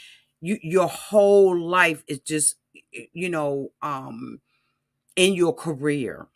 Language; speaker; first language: English; native; English